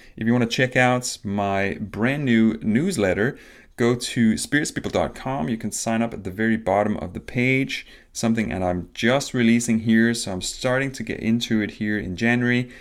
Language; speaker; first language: English; non-native, fluent; Danish